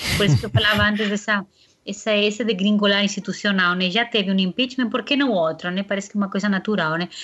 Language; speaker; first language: Portuguese; non-native, fluent; Spanish